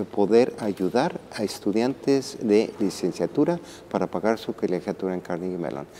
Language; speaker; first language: Spanish; native; Spanish